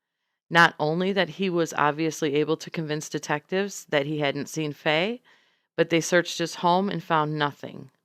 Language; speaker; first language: English; native; English